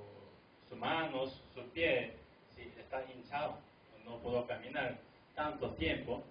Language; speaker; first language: Spanish; non-native, fluent; Korean